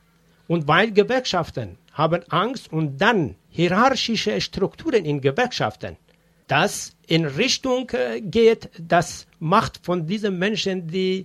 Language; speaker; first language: German; non-native, fluent; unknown